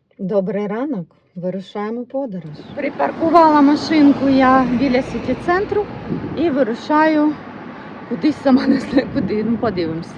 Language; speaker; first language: Ukrainian; non-native, local second language; Russian